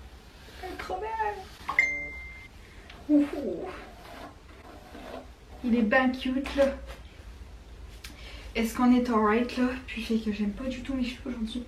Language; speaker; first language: French; native; French